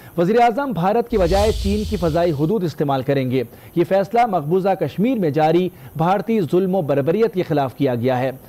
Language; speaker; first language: Urdu; native; Urdu